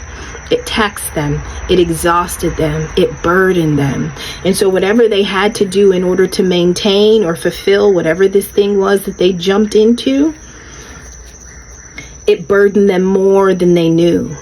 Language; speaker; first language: English; native; English